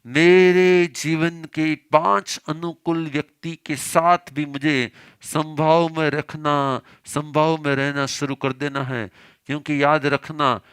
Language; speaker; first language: Hindi; non-native, local second language; Gujarati